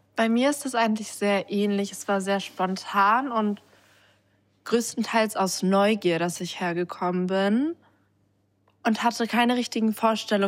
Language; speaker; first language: German; non-native, fluent; Hungarian